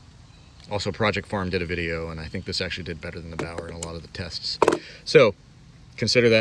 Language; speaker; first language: English; native; English